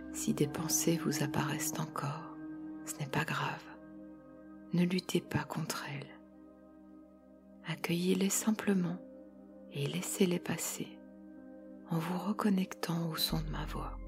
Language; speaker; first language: French; native; French